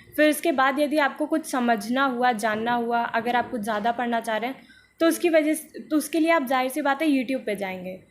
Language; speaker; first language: Hindi; native; Hindi